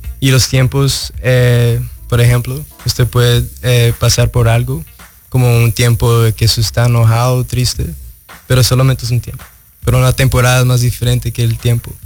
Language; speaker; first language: Spanish; early bilingual, heritage; Spanish